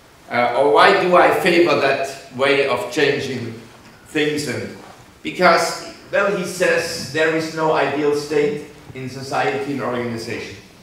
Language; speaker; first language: English; non-native, fluent; German